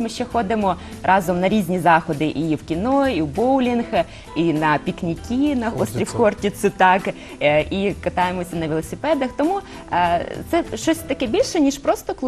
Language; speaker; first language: Ukrainian; non-native, local second language; Russian